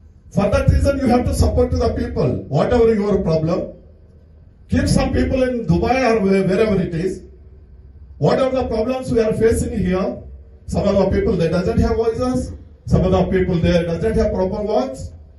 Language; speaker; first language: English; non-native, local second language; Telugu